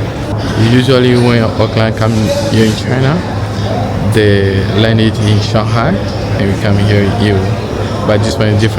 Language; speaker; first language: English; non-native, fluent; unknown